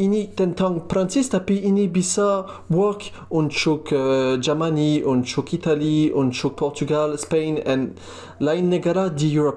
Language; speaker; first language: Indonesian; non-native, learner; French